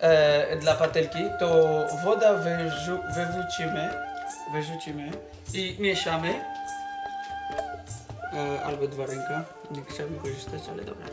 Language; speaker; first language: Polish; non-native, learner; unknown